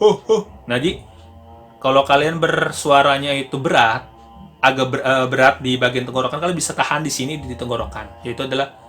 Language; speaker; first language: Indonesian; native; Indonesian